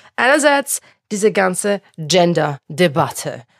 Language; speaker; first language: German; non-native, local second language; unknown